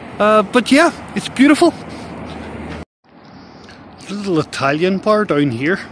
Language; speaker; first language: English; native; English